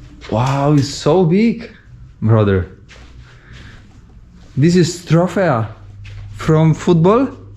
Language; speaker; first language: English; non-native, learner; Polish